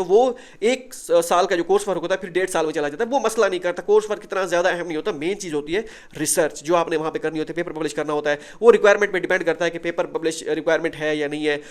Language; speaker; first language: Urdu; non-native, local second language; Saraiki